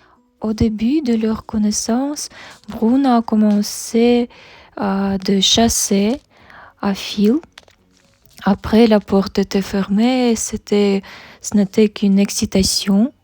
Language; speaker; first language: French; non-native, learner; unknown